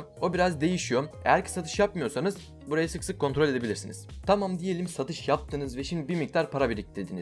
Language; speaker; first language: Turkish; native; Turkish